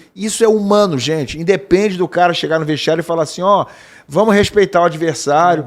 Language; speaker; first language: Portuguese; native; Portuguese